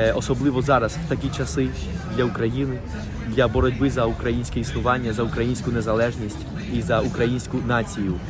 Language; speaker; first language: Ukrainian; non-native, fluent; Spanish